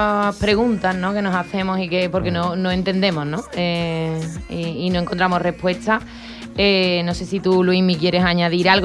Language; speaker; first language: Spanish; native; Spanish